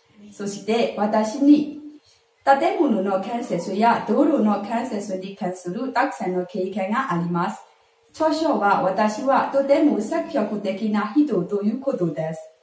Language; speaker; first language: Japanese; non-native, learner; Burmese